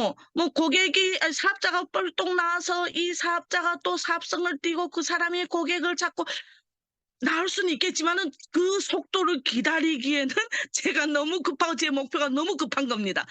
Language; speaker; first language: Korean; early bilingual, heritage; Korean